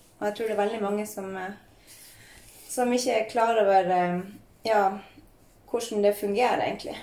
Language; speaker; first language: Norwegian; native; Norwegian